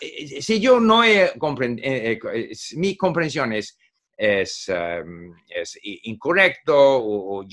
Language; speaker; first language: Spanish; non-native, fluent; English